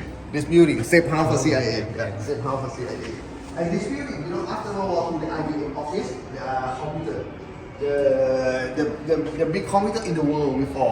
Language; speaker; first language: English; non-native, learner; Thai